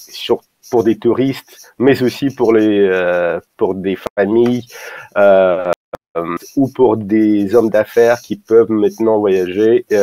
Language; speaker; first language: French; non-native, fluent; Russian